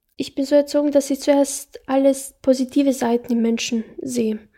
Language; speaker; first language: German; non-native, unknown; Bosnian